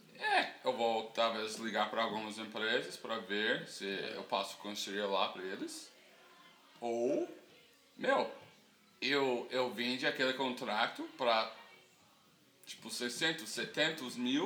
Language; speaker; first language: Portuguese; non-native, fluent; English